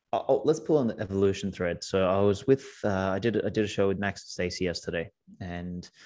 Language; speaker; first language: English; non-native, local second language; Macedonian